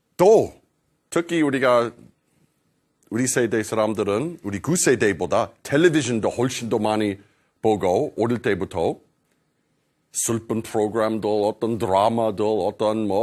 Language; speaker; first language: Korean; non-native, fluent; English